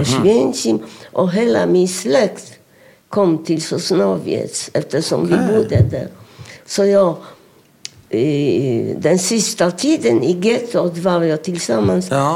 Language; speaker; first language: Swedish; non-native, fluent; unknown